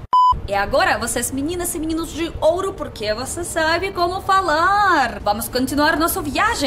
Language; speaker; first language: Portuguese; non-native, learner; Russian